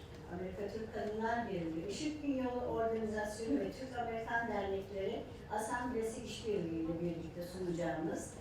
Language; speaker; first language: Turkish; native; Turkish